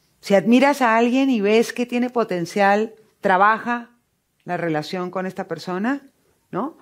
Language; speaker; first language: Spanish; native; Spanish